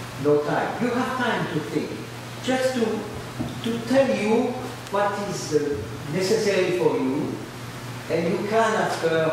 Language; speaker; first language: English; non-native, learner; French